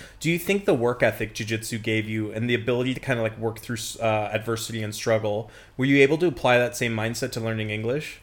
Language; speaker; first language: English; native; English